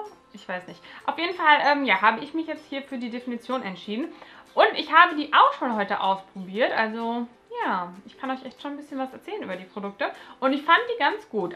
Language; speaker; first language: German; native; German